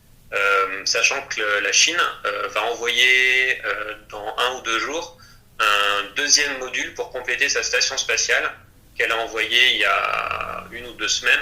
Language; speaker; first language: French; native; French